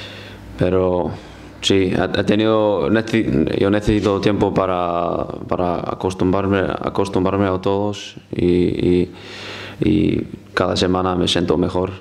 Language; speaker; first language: Spanish; non-native, fluent; Icelandic